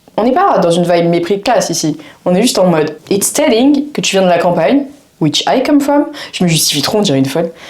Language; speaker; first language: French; native; French